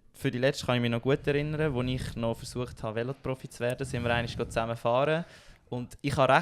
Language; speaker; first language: German; native; German